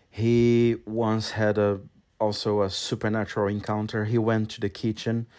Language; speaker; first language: English; non-native, fluent; Portuguese